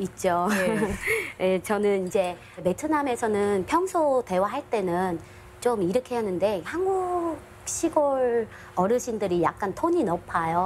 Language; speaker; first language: Korean; non-native, fluent; Vietnamese